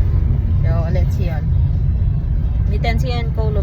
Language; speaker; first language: Finnish; non-native, learner; Filipino